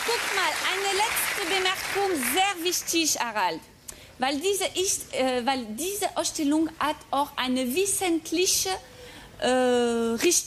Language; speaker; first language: German; non-native, fluent; French